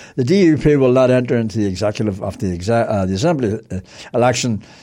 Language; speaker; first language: English; native; English